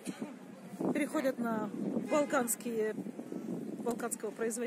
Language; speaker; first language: Russian; native; Russian